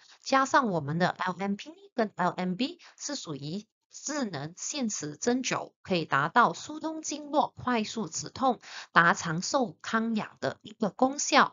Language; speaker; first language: Chinese; native; Chinese